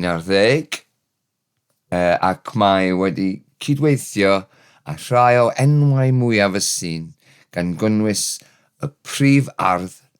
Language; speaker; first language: Welsh; non-native, learner; English